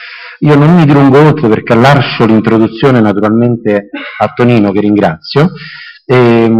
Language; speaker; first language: Italian; native; Italian